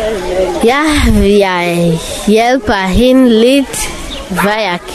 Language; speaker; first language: Danish; non-native, local second language; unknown